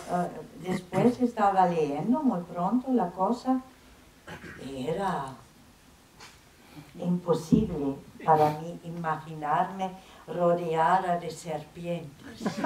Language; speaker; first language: Spanish; non-native, fluent; German